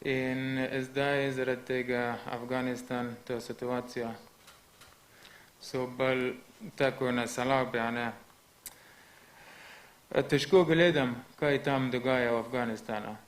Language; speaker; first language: Slovenian; non-native, learner; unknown